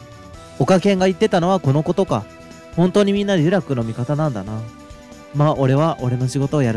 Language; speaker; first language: Japanese; native; Japanese